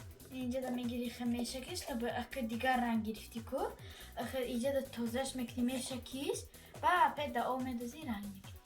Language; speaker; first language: Persian; early bilingual, heritage; Tajik